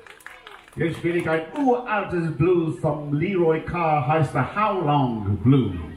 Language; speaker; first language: German; non-native, learner; English